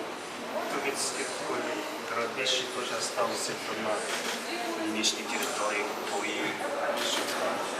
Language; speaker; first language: Russian; non-native, learner; Mongolian